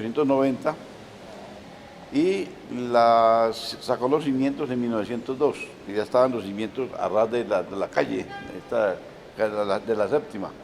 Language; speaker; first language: Spanish; native; Spanish